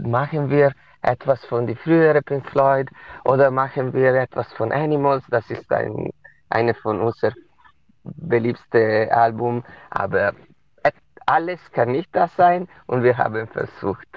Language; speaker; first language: German; non-native, local second language; Italian